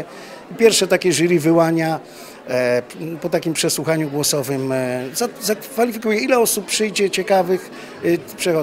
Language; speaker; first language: Polish; native; Polish